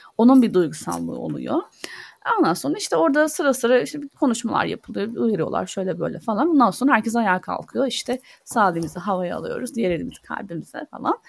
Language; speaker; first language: Turkish; native; Turkish